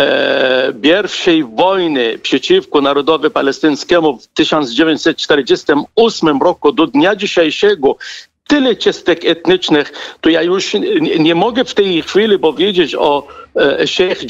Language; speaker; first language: Polish; non-native, fluent; Arabic